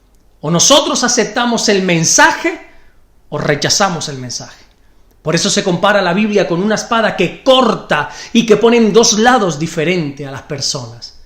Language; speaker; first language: Spanish; native; Spanish